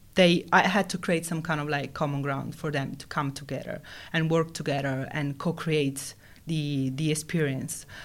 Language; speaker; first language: English; non-native, fluent; Italian